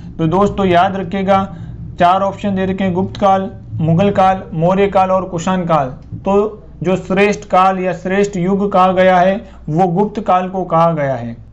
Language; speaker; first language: Hindi; native; Hindi